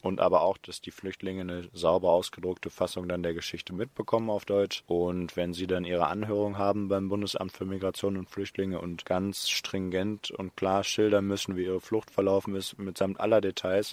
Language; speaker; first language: German; native; German